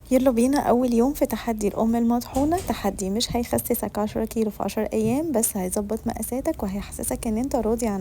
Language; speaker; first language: Arabic; native; Arabic